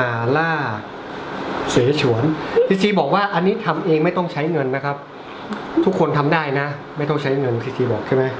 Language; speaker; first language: Thai; native; Thai